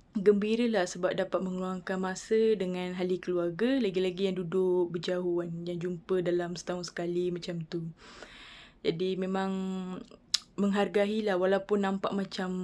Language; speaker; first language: Malay; non-native, local second language; Tamil